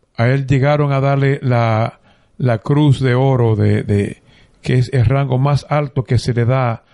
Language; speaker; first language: Spanish; native; Spanish